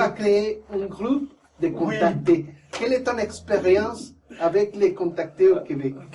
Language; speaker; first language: French; non-native, fluent; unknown